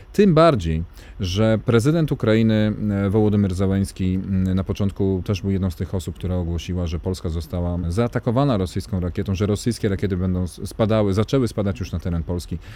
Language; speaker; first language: Polish; native; Polish